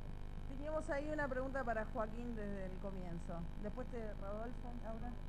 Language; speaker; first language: Spanish; native; Spanish